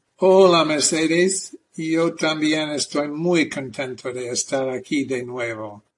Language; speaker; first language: Spanish; non-native, fluent; English